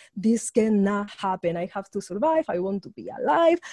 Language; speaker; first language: English; non-native, fluent; Spanish